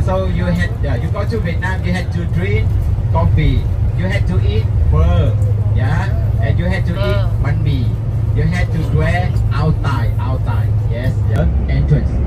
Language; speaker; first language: English; non-native, learner; Vietnamese